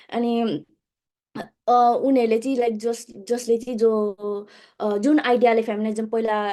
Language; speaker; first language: Nepali; early bilingual, other home language; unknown